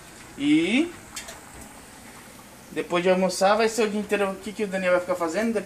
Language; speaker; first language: Portuguese; native; Portuguese